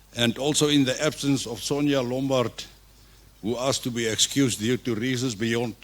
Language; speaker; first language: English; non-native, local second language; Afrikaans